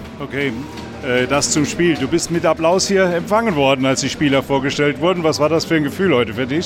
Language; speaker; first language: German; native; German